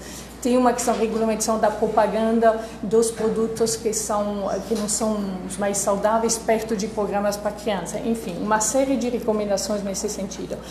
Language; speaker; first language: Portuguese; non-native, fluent; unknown